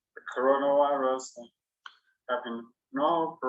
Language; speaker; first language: English; non-native, learner; Chinese